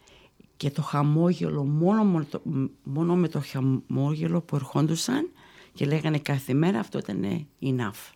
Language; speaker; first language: Greek; early bilingual, heritage; Greek